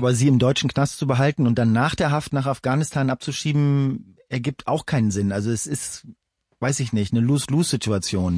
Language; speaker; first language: German; native; German